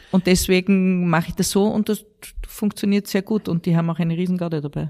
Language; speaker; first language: German; native; German